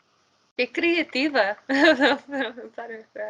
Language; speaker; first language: Spanish; non-native, fluent; English